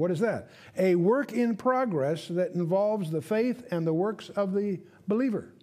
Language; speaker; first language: English; native; English